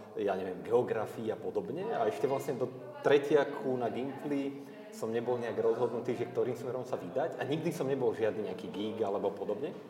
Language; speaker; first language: Slovak; native; Slovak